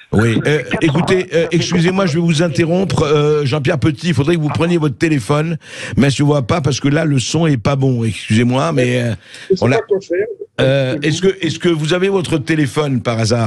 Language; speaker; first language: French; native; French